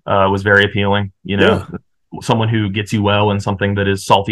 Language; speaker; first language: English; native; English